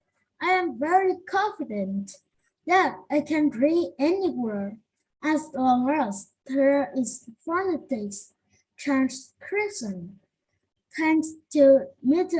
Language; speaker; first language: English; non-native, learner; Vietnamese